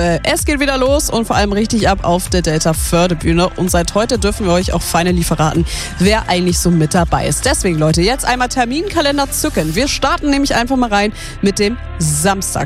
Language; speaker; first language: German; native; German